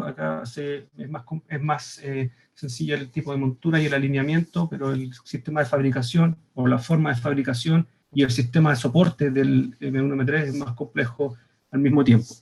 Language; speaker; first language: Spanish; native; Spanish